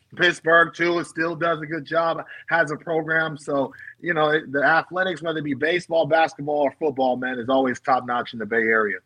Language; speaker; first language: English; native; English